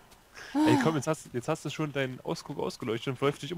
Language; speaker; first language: German; native; German